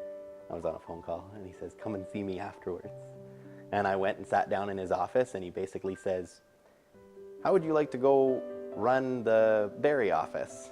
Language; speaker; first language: English; native; English